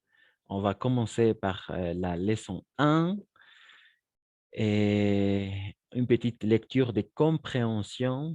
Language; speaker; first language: French; non-native, fluent; Spanish